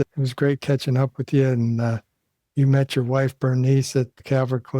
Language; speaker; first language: English; native; English